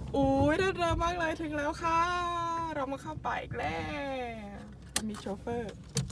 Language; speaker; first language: Thai; native; Thai